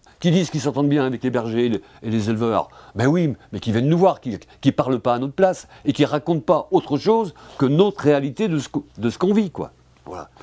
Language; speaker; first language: French; native; French